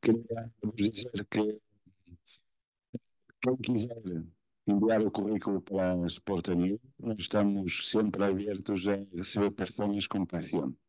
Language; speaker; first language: Spanish; non-native, fluent; Portuguese